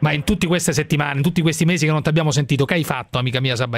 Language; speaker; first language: Italian; native; Italian